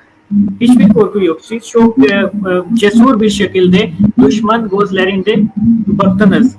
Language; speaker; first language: Turkish; non-native, fluent; Urdu